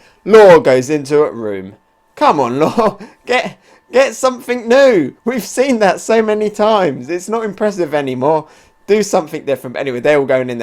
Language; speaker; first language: English; native; English